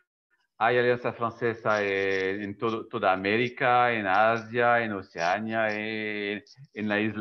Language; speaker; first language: Spanish; non-native, fluent; French